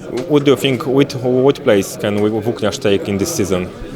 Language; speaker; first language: English; non-native, learner; Polish